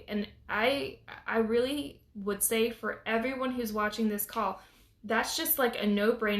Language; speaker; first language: English; native; English